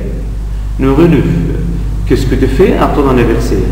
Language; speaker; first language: French; non-native, fluent; Arabic